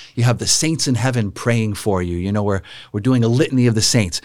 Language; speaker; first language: English; native; English